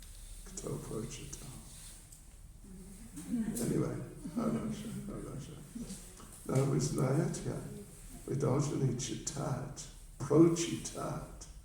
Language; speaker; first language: Russian; non-native, learner; English